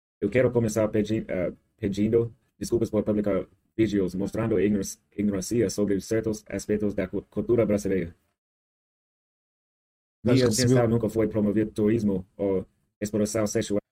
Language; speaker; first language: Portuguese; non-native, learner; English